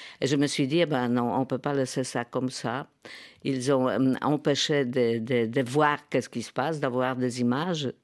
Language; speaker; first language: French; non-native, fluent; Polish